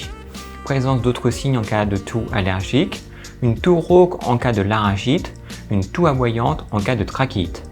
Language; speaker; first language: French; native; French